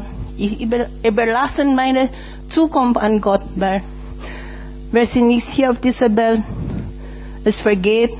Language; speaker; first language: German; non-native, learner; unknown